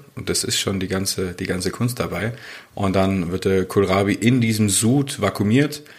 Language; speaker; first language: German; native; German